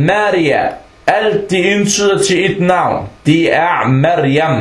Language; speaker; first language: Danish; non-native, local second language; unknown